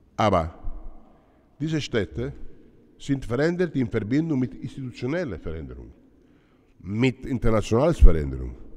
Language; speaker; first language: German; non-native, fluent; Italian